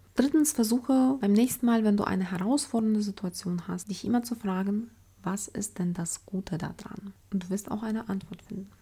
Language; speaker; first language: German; non-native, fluent; Ukrainian